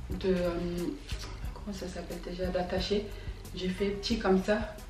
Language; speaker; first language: French; non-native, local second language; Fula